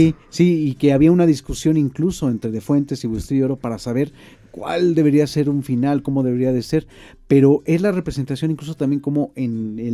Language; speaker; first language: Spanish; native; Spanish